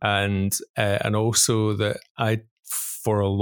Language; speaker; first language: English; native; English